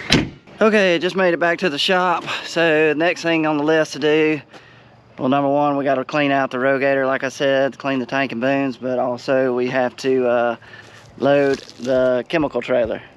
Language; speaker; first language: English; native; English